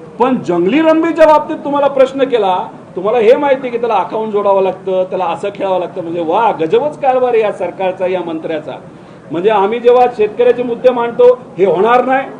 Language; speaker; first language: Marathi; native; Marathi